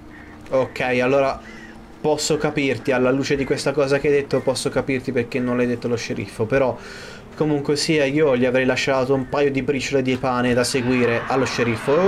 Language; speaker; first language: Italian; native; Italian